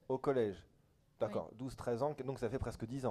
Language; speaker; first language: French; native; French